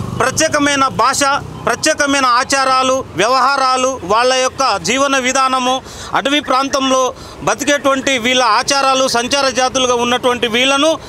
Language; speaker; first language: Telugu; non-native, local second language; Lambadi